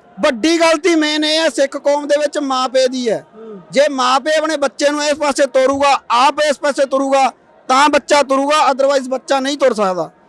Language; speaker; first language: Punjabi; native; Punjabi